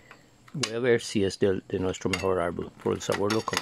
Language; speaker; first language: Spanish; non-native, fluent; English